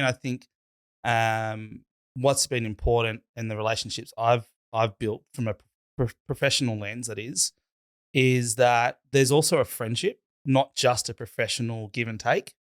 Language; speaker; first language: English; native; English